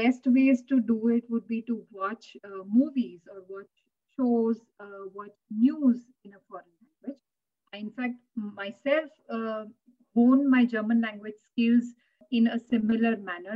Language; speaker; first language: English; non-native, local second language; Gujarati